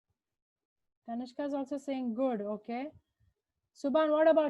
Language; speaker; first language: English; non-native, local second language; Hindi